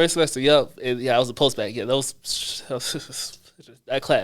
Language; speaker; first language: English; native; English